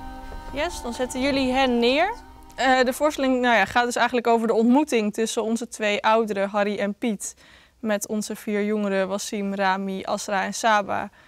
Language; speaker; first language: Dutch; native; Dutch